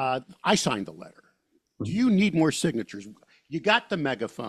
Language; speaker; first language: English; native; English